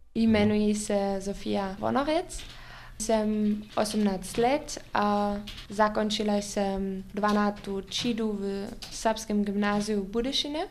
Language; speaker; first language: Czech; non-native, learner; Upper Sorbian